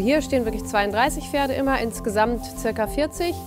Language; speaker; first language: German; native; German